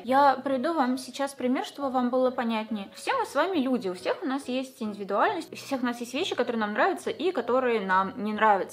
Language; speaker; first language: Russian; native; Russian